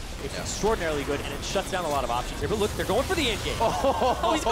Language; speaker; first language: English; native; English